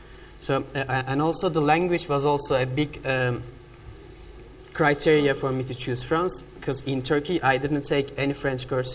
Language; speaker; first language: English; non-native, fluent; Turkish